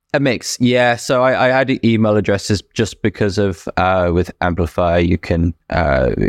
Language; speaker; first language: English; native; English